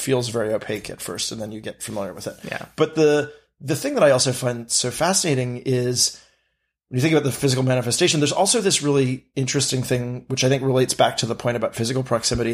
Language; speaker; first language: English; native; English